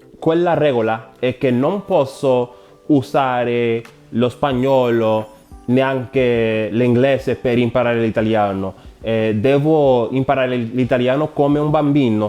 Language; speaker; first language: Italian; non-native, learner; Spanish